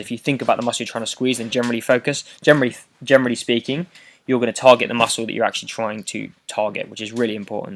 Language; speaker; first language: English; native; English